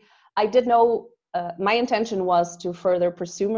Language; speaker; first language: English; non-native, fluent; Portuguese